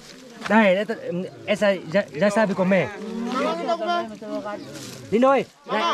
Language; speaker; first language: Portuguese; non-native, learner; Vietnamese